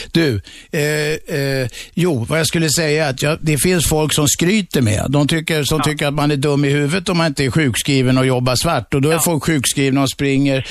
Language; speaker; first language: Swedish; native; Swedish